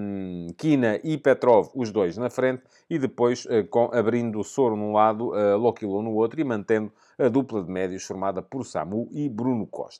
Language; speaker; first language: Portuguese; native; Portuguese